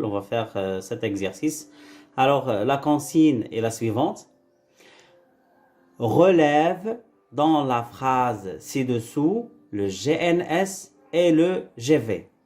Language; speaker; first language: French; non-native, local second language; Arabic